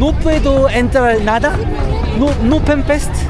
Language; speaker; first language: Spanish; non-native, learner; Korean